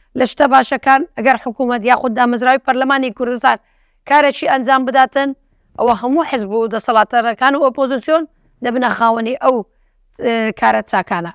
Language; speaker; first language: Central Kurdish; non-native, local second language; Turkish